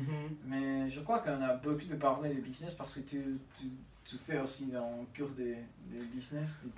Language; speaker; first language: French; non-native, learner; Spanish